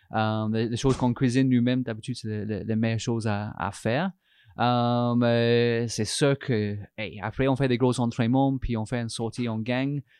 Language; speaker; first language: French; non-native, fluent; English